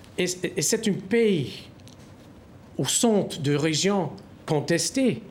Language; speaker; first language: French; non-native, fluent; English